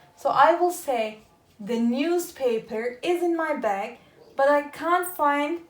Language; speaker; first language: English; non-native, fluent; Turkish